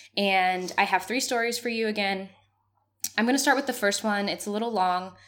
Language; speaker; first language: English; non-native, fluent; Spanish